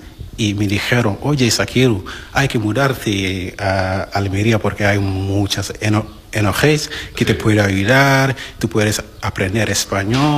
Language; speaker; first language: Spanish; non-native, learner; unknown